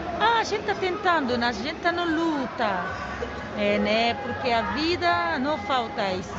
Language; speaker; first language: Portuguese; non-native, learner; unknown